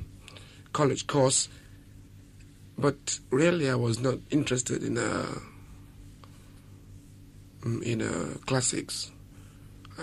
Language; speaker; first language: English; non-native, local second language; Yoruba